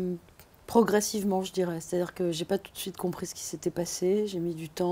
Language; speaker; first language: French; native; French